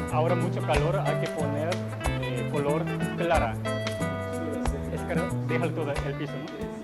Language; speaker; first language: Spanish; non-native, learner; Korean